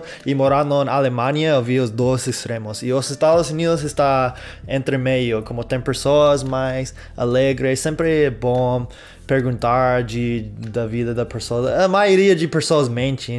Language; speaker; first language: Portuguese; non-native, fluent; English